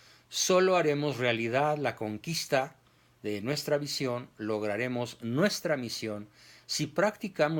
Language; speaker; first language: Spanish; native; Spanish